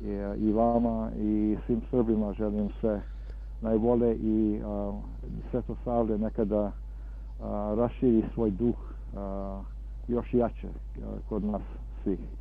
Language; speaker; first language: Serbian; early bilingual, heritage; Serbian